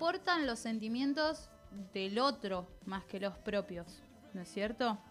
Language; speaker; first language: Spanish; native; Spanish